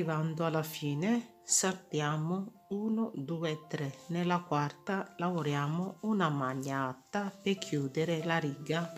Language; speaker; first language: Italian; non-native, fluent; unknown